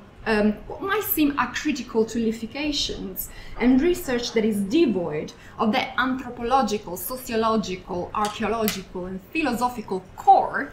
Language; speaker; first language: English; non-native, fluent; Italian